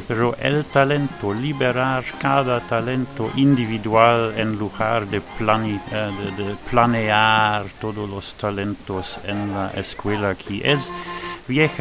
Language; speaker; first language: Spanish; non-native, fluent; French